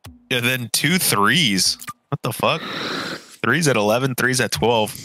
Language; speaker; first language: English; early bilingual, other home language; French